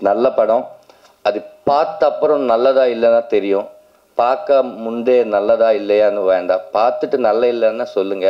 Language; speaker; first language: Tamil; non-native, learner; Telugu